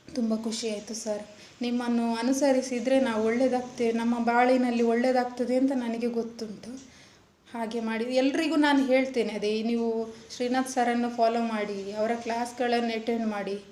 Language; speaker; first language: Kannada; native; Kannada